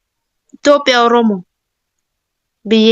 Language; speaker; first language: Arabic; non-native, learner; Oromo